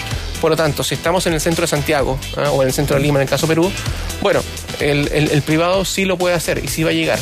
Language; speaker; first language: Spanish; native; Spanish